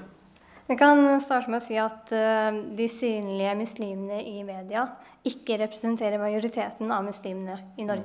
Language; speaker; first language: Norwegian; early bilingual, other home language; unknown